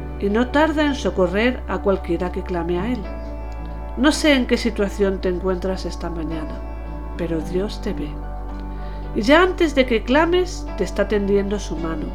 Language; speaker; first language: Spanish; native; Spanish